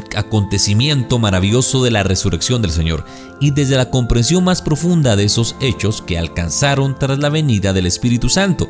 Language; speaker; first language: Spanish; native; Spanish